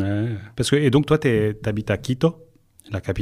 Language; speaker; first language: French; native; French